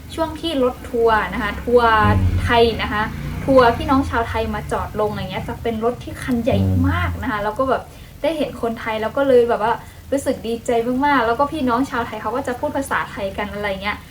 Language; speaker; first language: Thai; non-native, fluent; Burmese